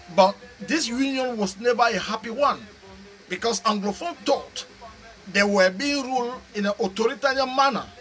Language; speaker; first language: English; non-native, local second language; French